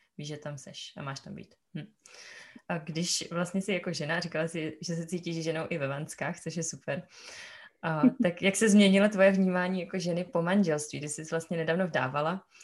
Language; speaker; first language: Czech; native; Czech